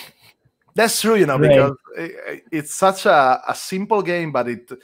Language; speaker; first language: English; non-native, fluent; Italian